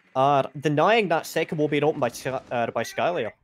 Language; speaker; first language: English; native; English